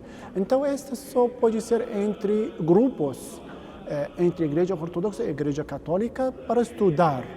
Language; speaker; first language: Portuguese; non-native, learner; Arabic